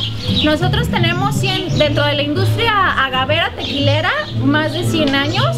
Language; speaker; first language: Spanish; native; Spanish